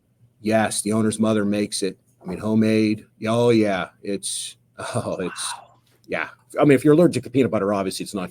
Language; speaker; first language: English; native; English